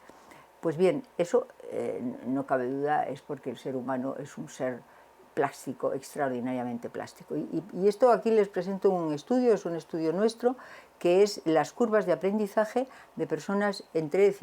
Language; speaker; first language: Spanish; native; Spanish